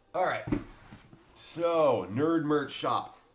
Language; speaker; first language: English; native; English